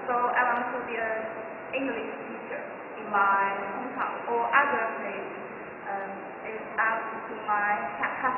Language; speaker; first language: English; non-native, learner; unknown